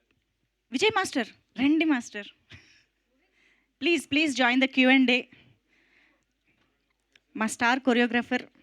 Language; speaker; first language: Telugu; native; Telugu